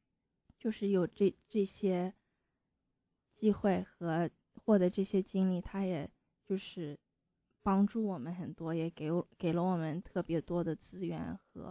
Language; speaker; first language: Chinese; early bilingual, heritage; Chinese